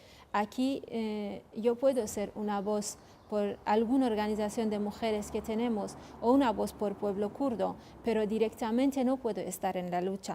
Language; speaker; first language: Spanish; non-native, fluent; Kurdish